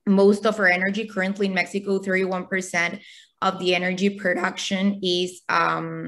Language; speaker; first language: English; non-native, fluent; Spanish